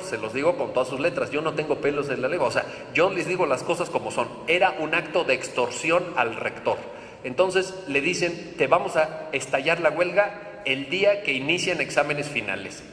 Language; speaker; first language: Spanish; native; Spanish